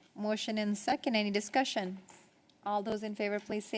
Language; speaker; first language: English; native; English